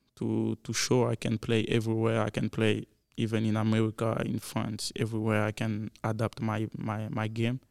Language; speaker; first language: English; non-native, learner; French